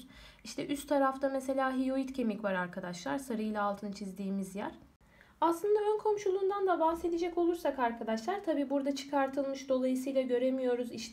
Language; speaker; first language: Turkish; native; Turkish